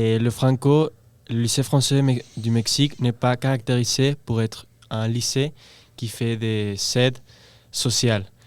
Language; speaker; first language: French; non-native, learner; Spanish